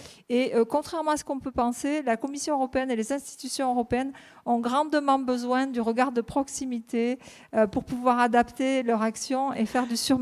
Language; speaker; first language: French; native; French